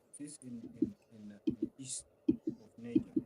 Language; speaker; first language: English; non-native, fluent; Arabic